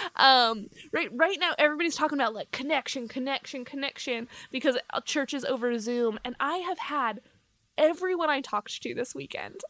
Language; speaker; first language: English; native; English